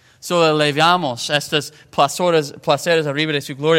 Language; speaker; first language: Spanish; non-native, fluent; English